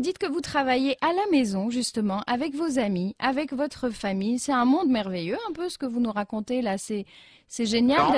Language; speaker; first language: French; non-native, local second language; Arabic